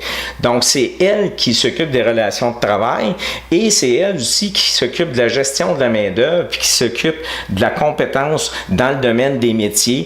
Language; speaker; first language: French; native; French